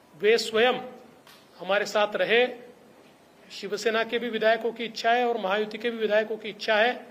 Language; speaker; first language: Hindi; non-native, local second language; Marathi